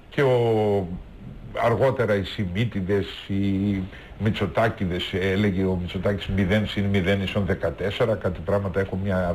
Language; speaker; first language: Greek; native; Greek